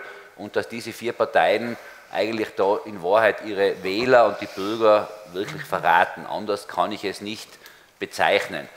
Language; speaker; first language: German; native; German